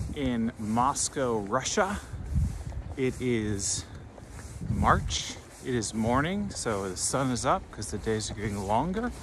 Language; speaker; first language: English; native; English